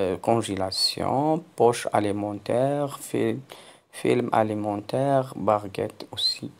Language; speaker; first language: French; non-native, local second language; Arabic